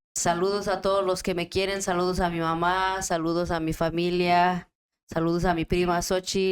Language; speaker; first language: Spanish; early bilingual, heritage; Spanish